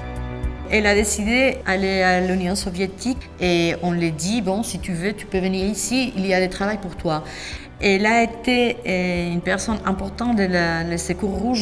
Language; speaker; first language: French; non-native, fluent; Spanish